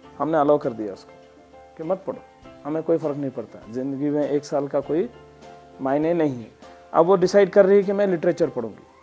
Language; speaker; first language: Hindi; non-native, local second language; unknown